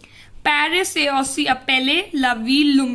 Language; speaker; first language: French; non-native, learner; Hindi